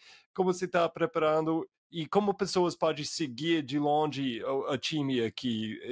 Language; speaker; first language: Portuguese; non-native, fluent; English